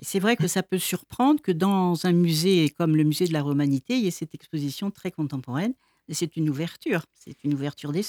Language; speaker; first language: French; native; French